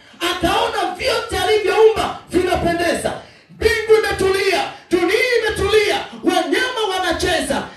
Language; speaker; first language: Swahili; non-native, local second language; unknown